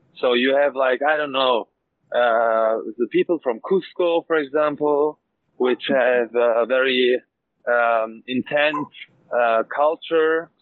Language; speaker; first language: English; non-native, learner; German